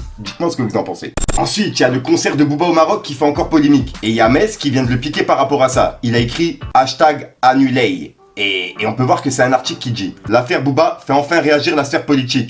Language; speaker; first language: French; native; French